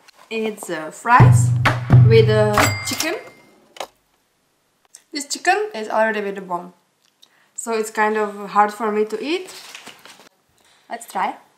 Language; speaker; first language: English; non-native, learner; Czech